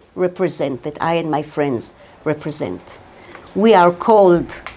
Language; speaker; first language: English; non-native, fluent; Hebrew